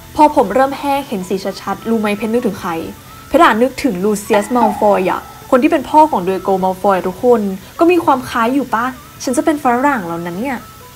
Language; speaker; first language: Thai; native; Thai